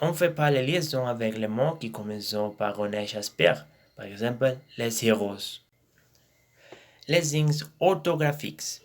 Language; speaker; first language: French; non-native, learner; Spanish